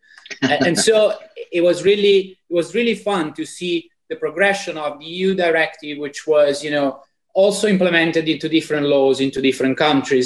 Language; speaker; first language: English; non-native, fluent; Italian